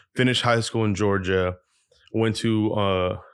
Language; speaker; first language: English; early bilingual, other home language; Spanish